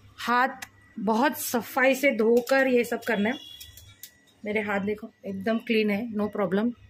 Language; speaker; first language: Hindi; native; Hindi